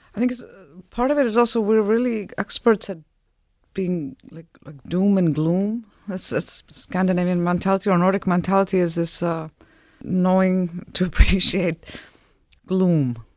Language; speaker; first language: English; non-native, fluent; Icelandic